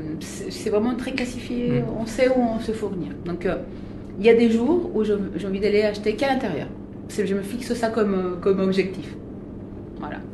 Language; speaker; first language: French; non-native, fluent; Spanish